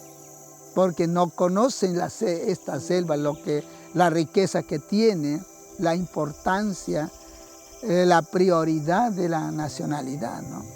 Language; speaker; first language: Spanish; non-native, local second language; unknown